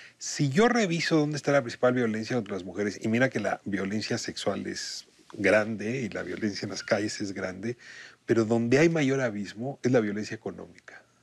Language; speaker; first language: Spanish; native; Spanish